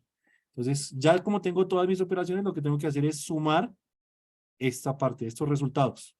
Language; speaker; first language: Spanish; native; Spanish